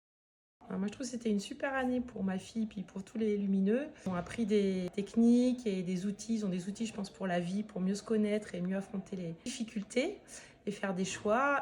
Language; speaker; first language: French; native; French